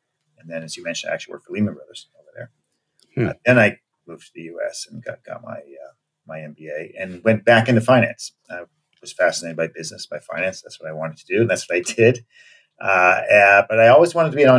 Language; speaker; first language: English; native; English